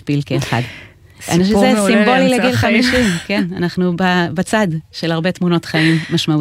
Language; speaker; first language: Hebrew; native; Hebrew